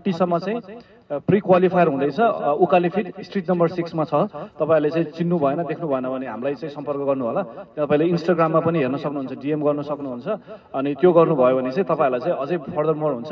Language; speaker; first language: Nepali; native; Nepali